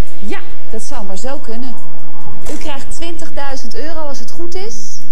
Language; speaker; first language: Dutch; native; Dutch